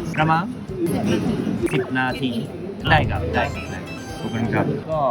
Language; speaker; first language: Thai; non-native, learner; Japanese